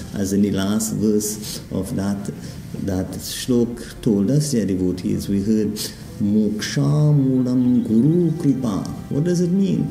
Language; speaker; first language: English; native; English